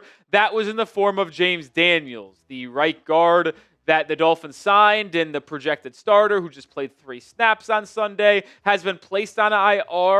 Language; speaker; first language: English; native; English